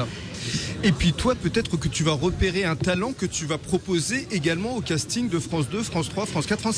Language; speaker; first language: French; native; French